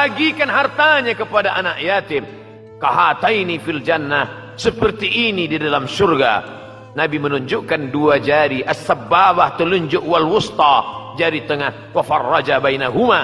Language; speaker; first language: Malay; native; Malay